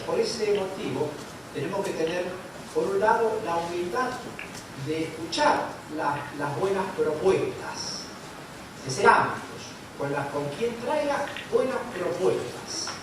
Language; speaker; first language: Spanish; native; Spanish